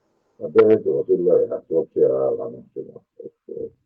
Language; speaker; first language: Russian; non-native, local second language; Chechen